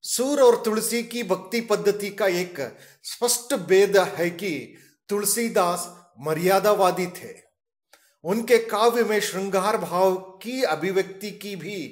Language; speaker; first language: Hindi; non-native, local second language; Kannada